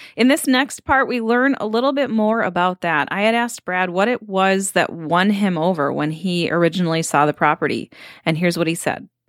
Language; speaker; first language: English; native; English